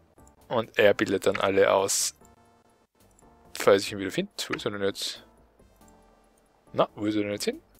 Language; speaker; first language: German; native; German